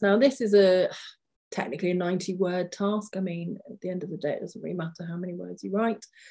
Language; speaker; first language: English; native; English